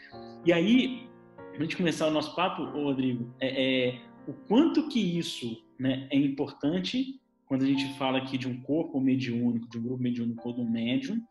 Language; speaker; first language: Portuguese; native; Portuguese